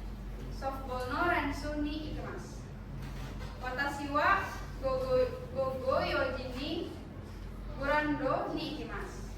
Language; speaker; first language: Japanese; non-native, learner; Indonesian